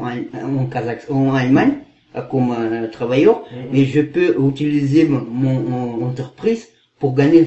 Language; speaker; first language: French; non-native, learner; Kazakh